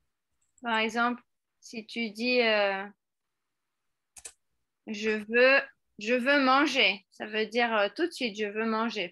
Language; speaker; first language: French; non-native, fluent; Spanish